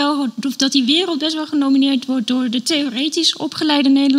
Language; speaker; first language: Dutch; native; Dutch